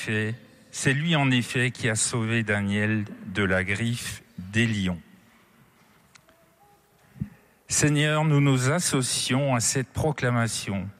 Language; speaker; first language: French; native; French